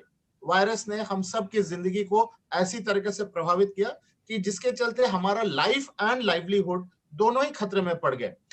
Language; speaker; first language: Hindi; native; Hindi